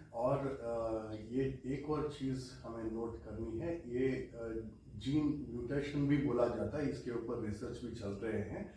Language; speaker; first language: Hindi; non-native, local second language; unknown